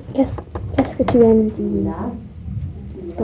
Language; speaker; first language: French; non-native, learner; English